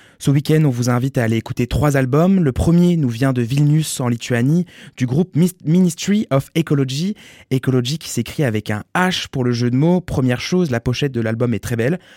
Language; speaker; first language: French; native; French